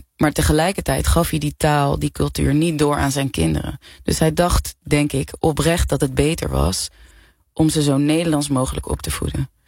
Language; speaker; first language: Dutch; native; Dutch